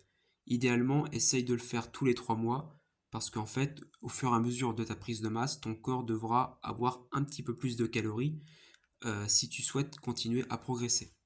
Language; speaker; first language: French; native; French